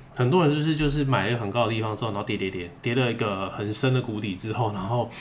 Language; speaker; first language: Chinese; native; Chinese